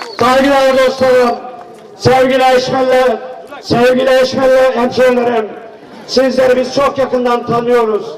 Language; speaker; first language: Turkish; native; Turkish